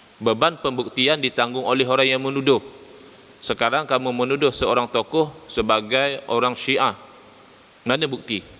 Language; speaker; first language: Malay; native; Malay